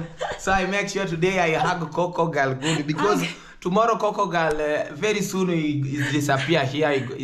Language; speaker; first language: English; non-native, learner; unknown